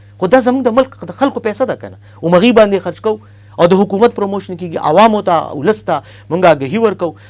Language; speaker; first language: Pashto; native; Pashto